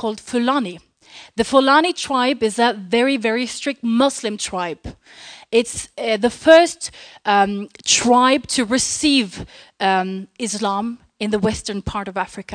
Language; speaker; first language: English; non-native, fluent; Norwegian